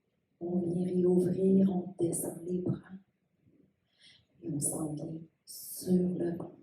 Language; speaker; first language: French; native; French